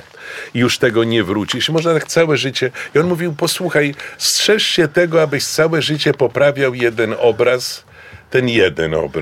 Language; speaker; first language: Polish; native; Polish